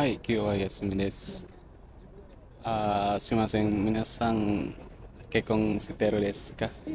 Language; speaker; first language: Japanese; non-native, learner; Indonesian